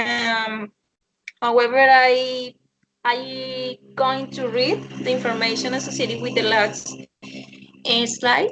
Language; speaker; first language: English; non-native, learner; Spanish